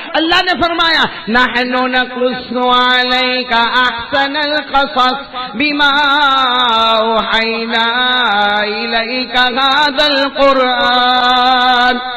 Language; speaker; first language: Urdu; native; Urdu